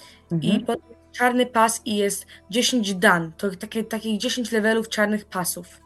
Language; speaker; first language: Polish; early bilingual, heritage; Polish